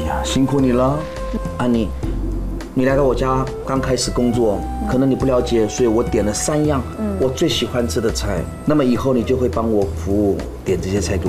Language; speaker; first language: Chinese; native; Chinese